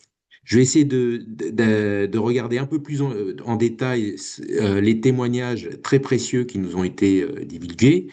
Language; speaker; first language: French; native; French